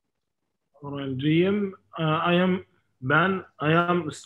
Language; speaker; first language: English; non-native, learner; Arabic